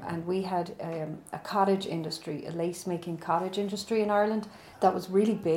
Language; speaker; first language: English; native; English